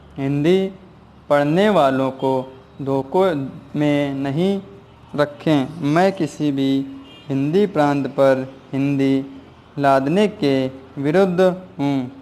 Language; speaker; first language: Hindi; native; Hindi